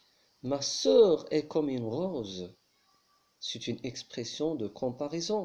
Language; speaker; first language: French; non-native, local second language; Arabic